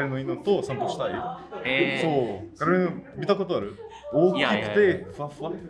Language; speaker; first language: Japanese; non-native, fluent; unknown